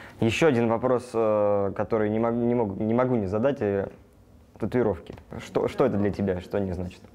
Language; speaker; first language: Russian; native; Russian